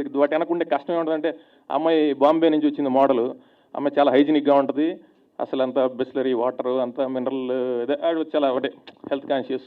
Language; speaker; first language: Telugu; native; Telugu